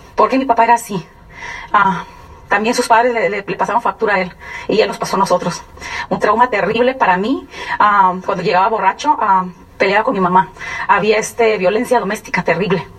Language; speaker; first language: Spanish; native; Spanish